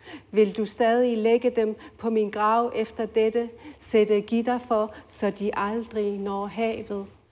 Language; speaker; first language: Danish; non-native, local second language; Kalaallisut